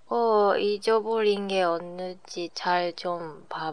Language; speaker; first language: Korean; non-native, learner; Japanese